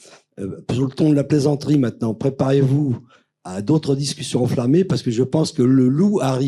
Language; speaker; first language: French; native; French